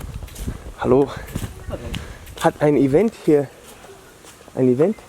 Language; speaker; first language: German; non-native, learner; English